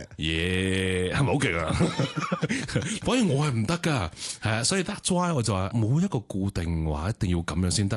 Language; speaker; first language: Cantonese; native; Cantonese